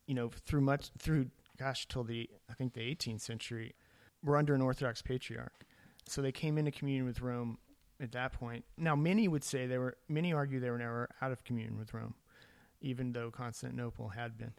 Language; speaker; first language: English; native; English